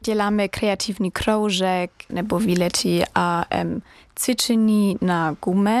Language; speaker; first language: Czech; non-native, learner; German